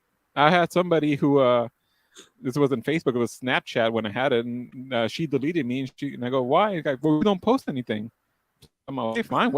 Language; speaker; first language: English; native; English